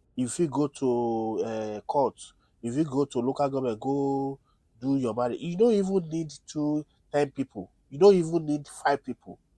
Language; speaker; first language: Nigerian Pidgin; non-native, local second language; Yoruba